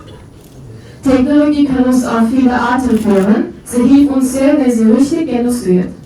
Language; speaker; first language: German; non-native, learner; Turkish